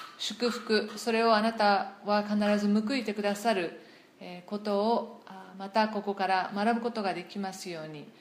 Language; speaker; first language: Japanese; non-native, fluent; English